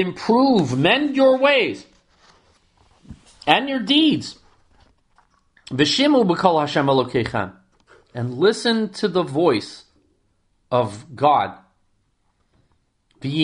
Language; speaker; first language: English; native; English